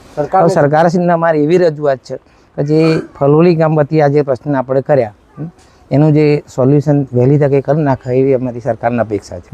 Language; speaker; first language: Gujarati; native; Gujarati